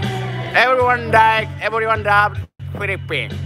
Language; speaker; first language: English; non-native, learner; Japanese